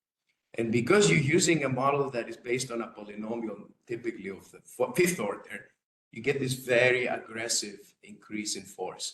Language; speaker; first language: English; non-native, fluent; Greek